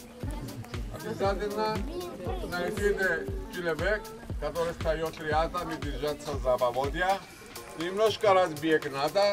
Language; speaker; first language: Russian; non-native, learner; Greek